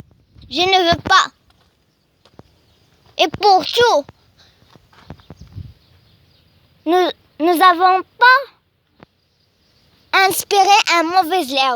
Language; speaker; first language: French; non-native, learner; Arabic